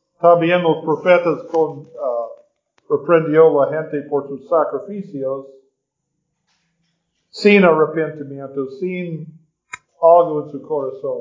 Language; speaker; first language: Spanish; non-native, learner; English